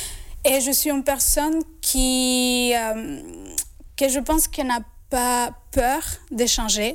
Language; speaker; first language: French; non-native, fluent; Spanish